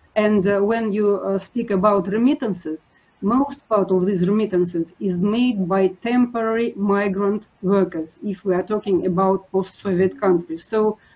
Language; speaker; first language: English; non-native, fluent; Russian